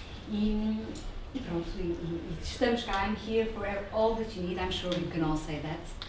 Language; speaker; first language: English; non-native, fluent; Portuguese